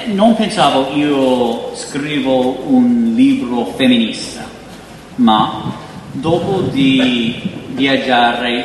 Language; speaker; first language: Italian; non-native, fluent; English